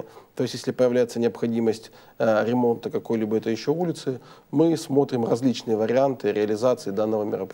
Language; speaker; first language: Russian; native; Russian